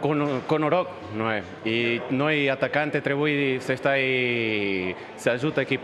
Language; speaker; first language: Romanian; non-native, learner; Spanish